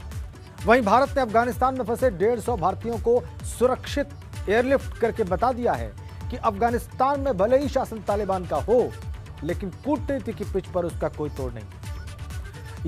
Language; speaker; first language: Hindi; native; Hindi